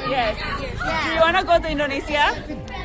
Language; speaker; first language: English; non-native, fluent; Indonesian